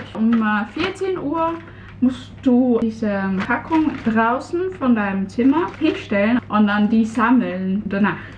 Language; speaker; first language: German; non-native, fluent; Cantonese